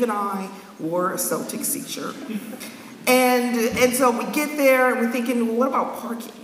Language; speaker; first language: English; native; English